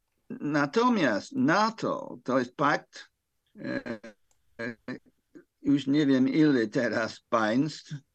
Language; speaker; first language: Polish; non-native, fluent; English